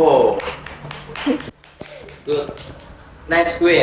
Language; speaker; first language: English; non-native, learner; Indonesian